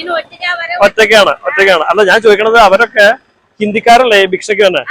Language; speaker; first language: Malayalam; native; Malayalam